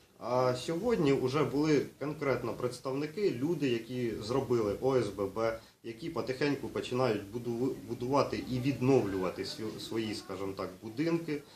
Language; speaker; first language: Ukrainian; non-native, local second language; Russian